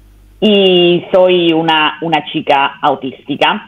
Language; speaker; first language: Spanish; non-native, fluent; Italian